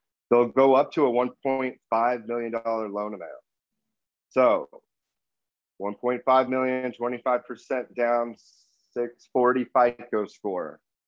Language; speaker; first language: English; native; English